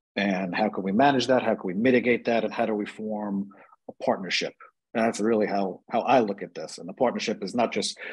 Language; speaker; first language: English; native; English